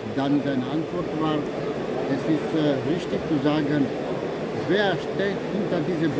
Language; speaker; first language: German; non-native, learner; Albanian